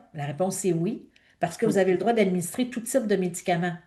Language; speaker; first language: French; native; French